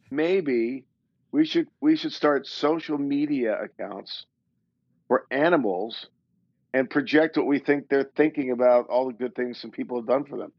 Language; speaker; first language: English; native; English